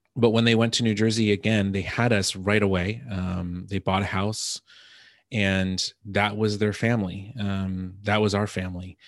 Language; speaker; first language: English; native; English